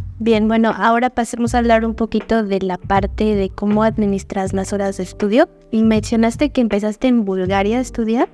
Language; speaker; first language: Spanish; native; Spanish